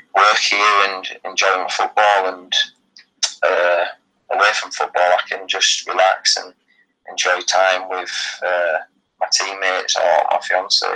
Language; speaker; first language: English; native; English